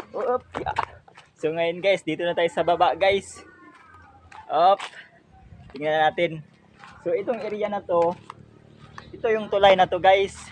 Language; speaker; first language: Filipino; non-native, local second language; Cebuano